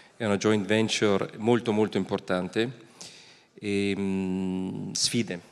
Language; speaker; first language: Italian; non-native, fluent; German